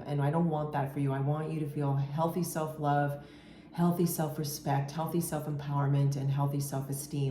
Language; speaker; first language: English; native; English